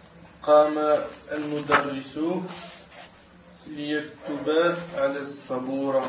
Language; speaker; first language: Arabic; non-native, learner; French